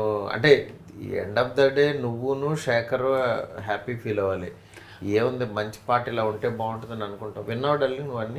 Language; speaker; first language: Telugu; native; Telugu